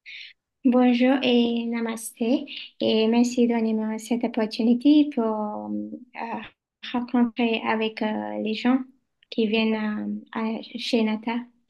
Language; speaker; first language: French; non-native, learner; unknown